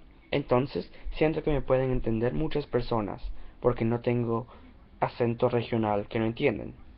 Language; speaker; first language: Spanish; early bilingual, heritage; Spanish